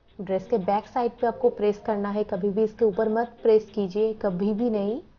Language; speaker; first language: Hindi; non-native, local second language; Bangla